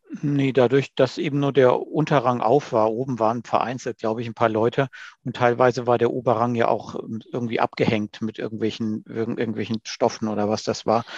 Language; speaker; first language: German; native; German